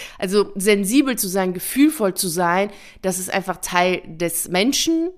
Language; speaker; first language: German; early bilingual, other home language; Persian